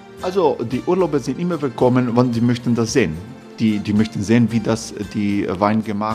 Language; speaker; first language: German; non-native, fluent; Croatian